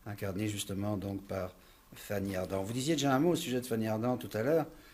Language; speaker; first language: French; native; French